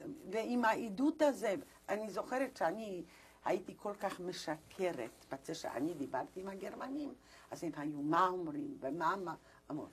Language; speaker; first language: Hebrew; non-native, fluent; Polish